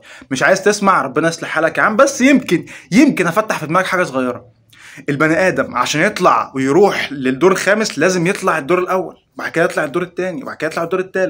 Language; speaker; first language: Arabic; native; Arabic